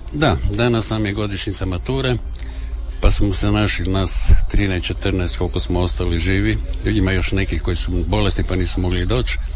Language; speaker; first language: Serbian; native; Serbian